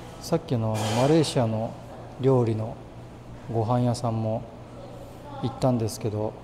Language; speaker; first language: Japanese; native; Japanese